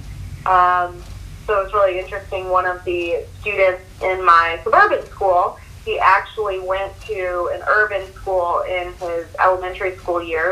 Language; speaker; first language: English; native; English